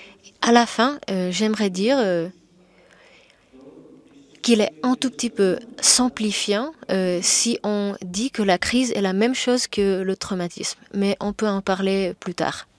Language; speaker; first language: French; non-native, fluent; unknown